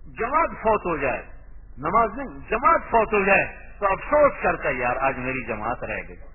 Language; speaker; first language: Urdu; non-native, local second language; Punjabi